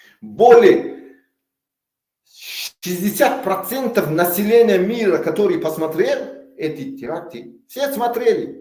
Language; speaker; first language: Russian; non-native, local second language; Tajik